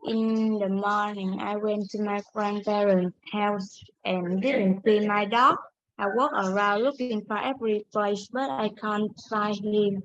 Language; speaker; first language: English; non-native, learner; Vietnamese